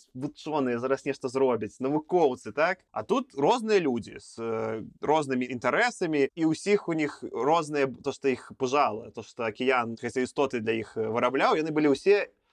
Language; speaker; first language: Belarusian; non-native, local second language; Russian